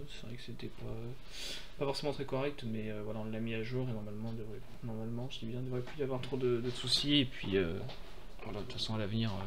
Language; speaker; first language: French; native; French